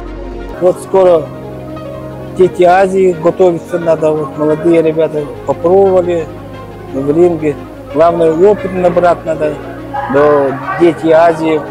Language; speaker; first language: Russian; non-native, local second language; Yakut